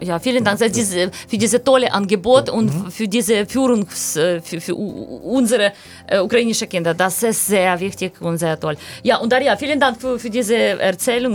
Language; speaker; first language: German; non-native, learner; Ukrainian